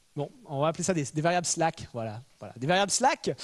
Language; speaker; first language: French; native; French